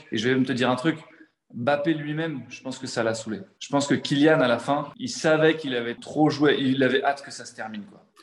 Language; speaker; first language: French; native; French